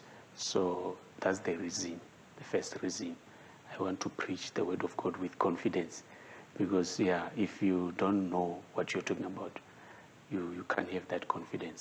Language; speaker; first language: English; non-native, local second language; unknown